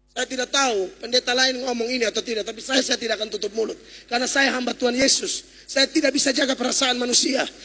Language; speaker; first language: Indonesian; native; Indonesian